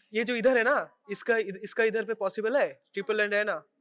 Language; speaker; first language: Hindi; non-native, local second language; Bangla